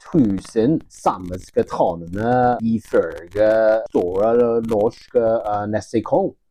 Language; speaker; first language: Norwegian; non-native, learner; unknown